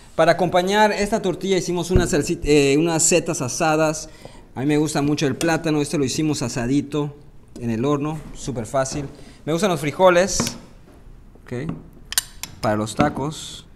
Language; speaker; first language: Spanish; early bilingual, heritage; Spanish